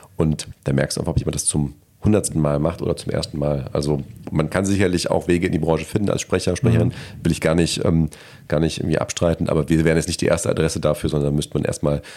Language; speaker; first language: German; native; German